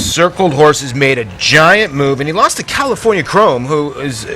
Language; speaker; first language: English; native; English